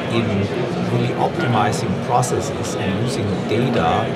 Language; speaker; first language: English; non-native, fluent; German